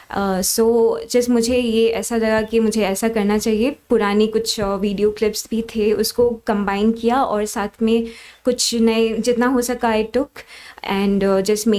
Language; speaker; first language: Hindi; non-native, local second language; Assamese